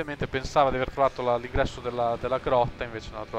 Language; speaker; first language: Italian; native; Italian